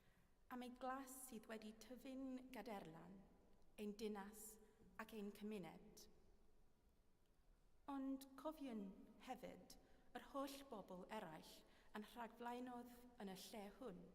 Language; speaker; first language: Welsh; non-native, fluent; English